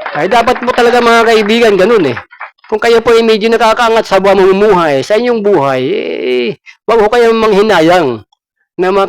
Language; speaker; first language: Filipino; non-native, local second language; Cebuano